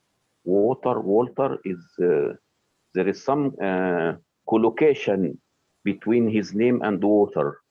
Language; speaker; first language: English; non-native, fluent; Arabic